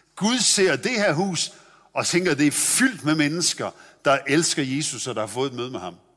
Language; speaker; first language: Danish; native; Danish